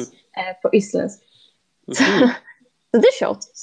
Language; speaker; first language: Swedish; non-native, fluent; Polish